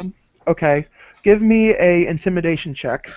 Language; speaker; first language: English; native; English